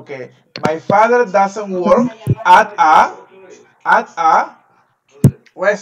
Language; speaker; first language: English; non-native, fluent; Spanish